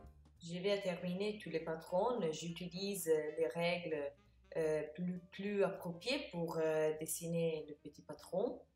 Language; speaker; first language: French; non-native, fluent; Italian